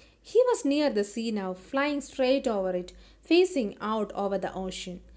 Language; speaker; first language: English; non-native, local second language; Malayalam